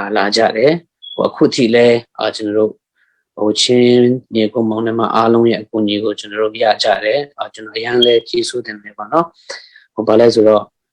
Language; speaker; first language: Burmese; non-native, local second language; Hakha Chin